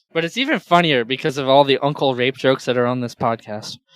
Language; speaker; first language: English; native; English